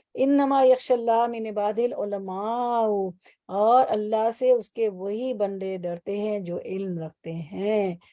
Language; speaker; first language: Urdu; native; Urdu